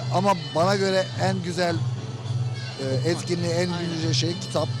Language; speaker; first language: Turkish; native; Turkish